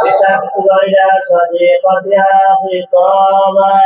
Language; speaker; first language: Arabic; non-native, learner; Bangla